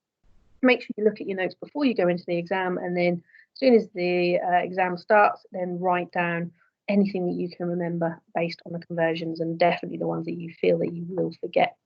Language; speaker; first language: English; native; English